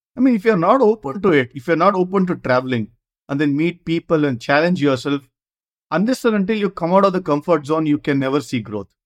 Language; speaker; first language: English; non-native, local second language; Kannada